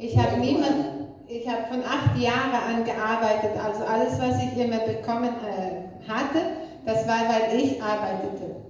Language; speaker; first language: German; non-native, fluent; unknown